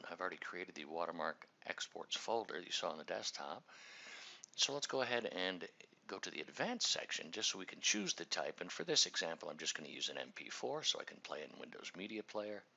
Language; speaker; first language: English; native; English